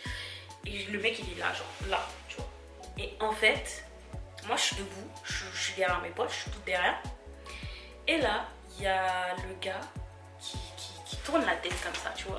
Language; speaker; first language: French; native; French